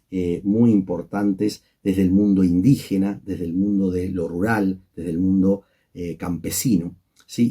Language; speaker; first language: Spanish; native; Spanish